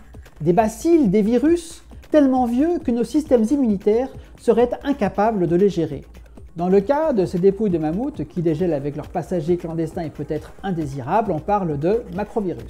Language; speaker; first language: French; native; French